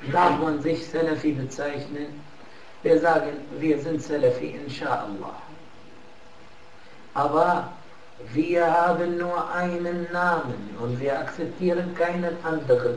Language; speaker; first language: German; non-native, fluent; Arabic